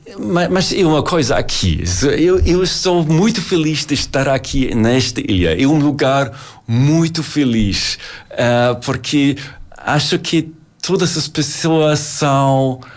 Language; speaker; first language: Portuguese; non-native, learner; German